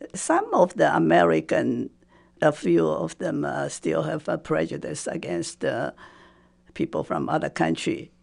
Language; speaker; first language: English; non-native, fluent; Japanese